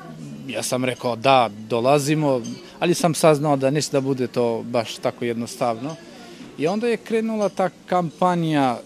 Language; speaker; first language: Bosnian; non-native, local second language; Albanian